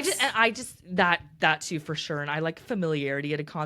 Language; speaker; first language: English; native; English